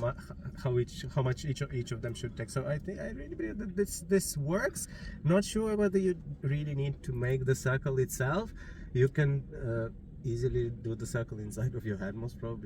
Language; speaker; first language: English; non-native, fluent; Ukrainian